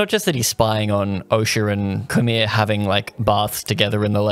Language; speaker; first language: English; native; English